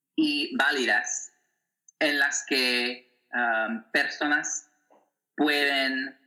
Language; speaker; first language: Spanish; non-native, fluent; English